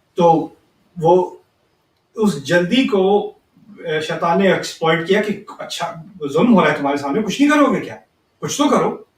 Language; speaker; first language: Urdu; early bilingual, heritage; Urdu